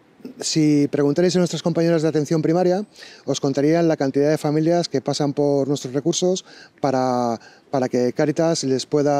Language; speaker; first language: Spanish; native; Spanish